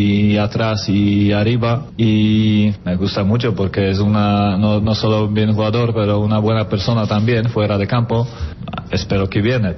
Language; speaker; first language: Spanish; non-native, learner; Polish